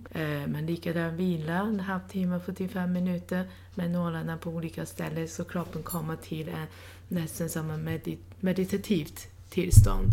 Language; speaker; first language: Swedish; non-native, fluent; Chinese